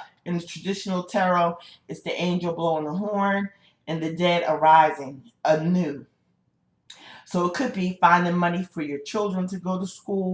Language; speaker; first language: English; native; English